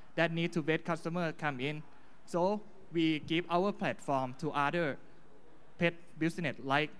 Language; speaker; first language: English; non-native, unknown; Thai